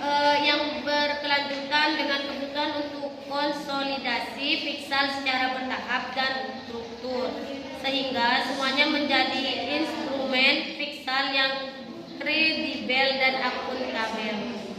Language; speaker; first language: Indonesian; native; Indonesian